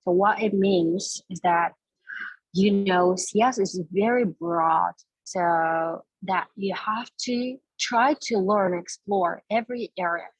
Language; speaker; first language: English; non-native, fluent; Kazakh